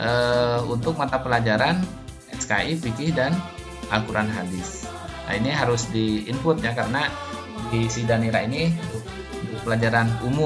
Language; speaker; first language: Indonesian; native; Indonesian